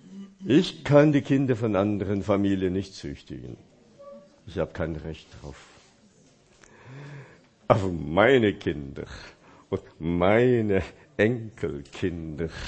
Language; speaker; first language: German; non-native, fluent; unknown